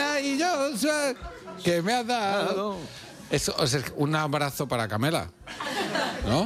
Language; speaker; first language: Spanish; native; Spanish